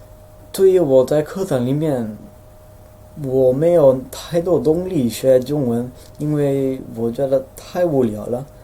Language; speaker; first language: Chinese; non-native, fluent; Dutch